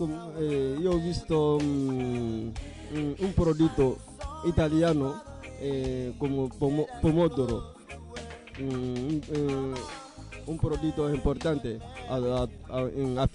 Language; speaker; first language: Italian; non-native, learner; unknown